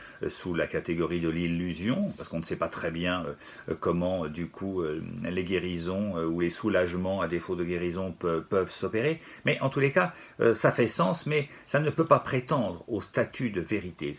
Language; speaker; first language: French; native; French